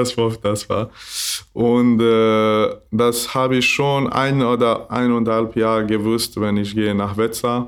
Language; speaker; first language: German; non-native, learner; Bosnian